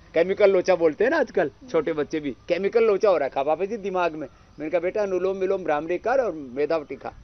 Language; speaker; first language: Hindi; native; Hindi